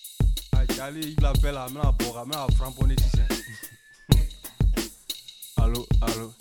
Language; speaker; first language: French; non-native, learner; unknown